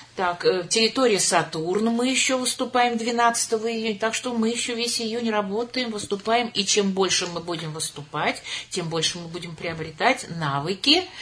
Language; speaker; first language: Russian; native; Russian